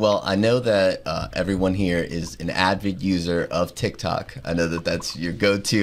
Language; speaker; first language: English; native; English